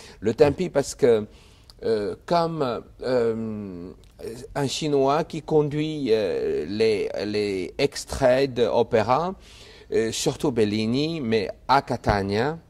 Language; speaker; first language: French; non-native, fluent; Chinese